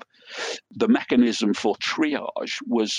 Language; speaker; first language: English; native; English